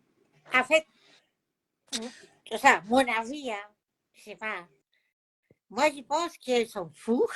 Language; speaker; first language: French; non-native, fluent; Spanish